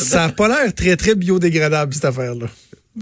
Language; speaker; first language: French; native; French